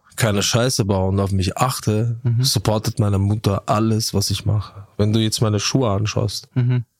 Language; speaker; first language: German; early bilingual, other home language; Turkish